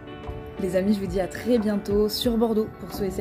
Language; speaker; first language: French; native; French